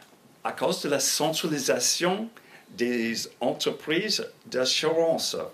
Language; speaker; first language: French; non-native, fluent; English